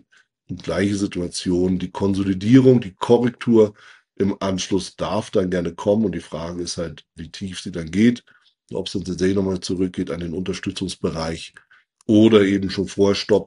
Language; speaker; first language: German; native; German